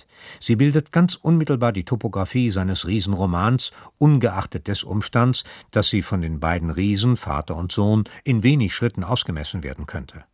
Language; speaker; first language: German; native; German